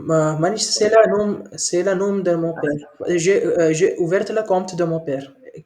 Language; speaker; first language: French; non-native, learner; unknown